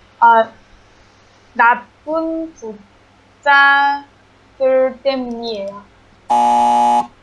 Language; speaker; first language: Korean; non-native, learner; Chinese